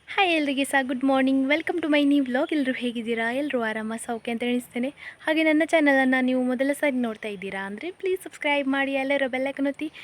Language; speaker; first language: Kannada; non-native, local second language; Konkani